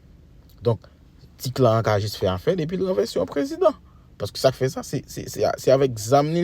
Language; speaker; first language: French; non-native, local second language; Haitian Creole